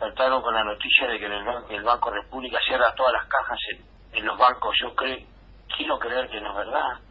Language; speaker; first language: Spanish; native; Spanish